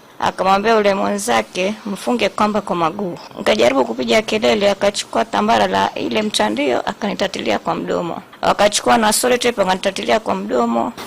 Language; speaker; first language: Swahili; native; Swahili